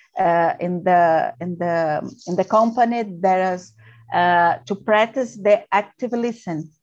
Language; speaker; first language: English; non-native, learner; Portuguese